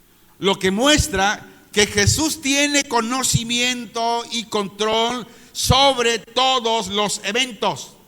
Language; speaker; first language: Spanish; native; Spanish